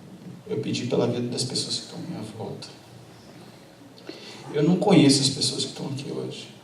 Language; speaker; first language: Portuguese; native; Portuguese